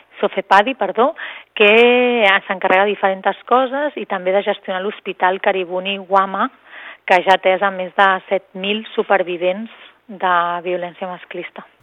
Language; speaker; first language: Catalan; native; Catalan